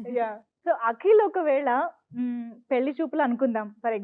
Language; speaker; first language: Telugu; native; Telugu